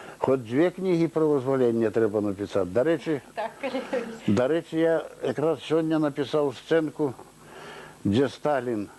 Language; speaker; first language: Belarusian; native; Belarusian